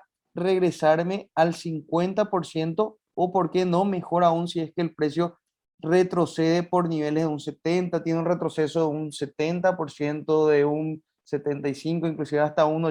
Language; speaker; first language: Spanish; native; Spanish